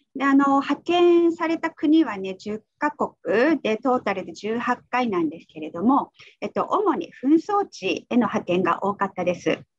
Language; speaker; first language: Japanese; native; Japanese